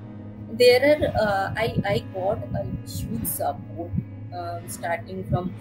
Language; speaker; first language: English; non-native, local second language; Bangla